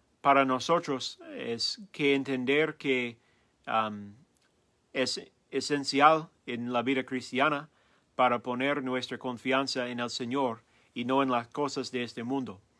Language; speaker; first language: Spanish; non-native, learner; English